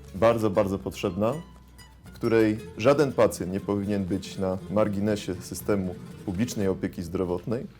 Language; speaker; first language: Polish; native; Polish